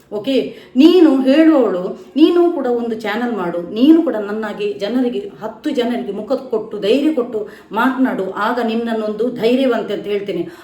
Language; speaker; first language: Kannada; non-native, local second language; Tulu